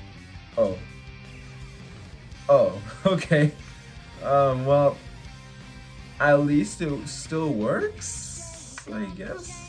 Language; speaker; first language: English; native; English